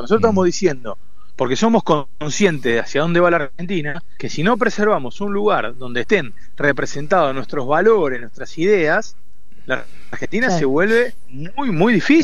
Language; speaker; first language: Spanish; native; Spanish